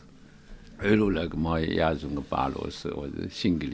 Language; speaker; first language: Hungarian; non-native, learner; Chinese